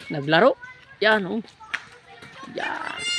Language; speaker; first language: Filipino; non-native, local second language; Cebuano